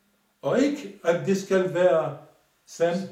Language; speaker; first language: Danish; non-native, fluent; Arabic